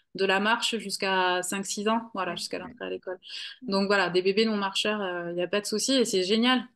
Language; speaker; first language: French; native; French